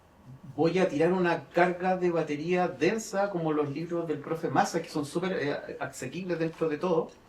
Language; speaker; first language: Spanish; native; Spanish